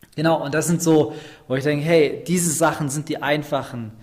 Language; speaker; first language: German; native; German